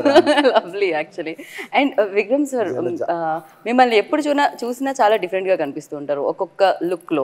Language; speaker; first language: Telugu; native; Telugu